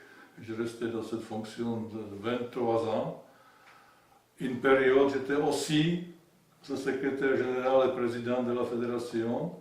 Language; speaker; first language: French; non-native, fluent; Czech